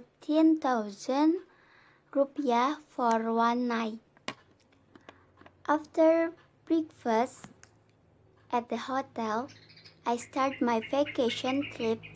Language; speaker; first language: English; non-native, learner; Indonesian